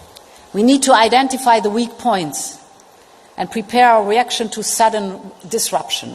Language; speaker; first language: English; non-native, fluent; German